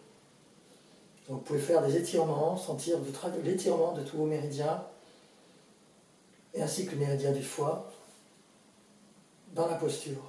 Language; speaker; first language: French; native; French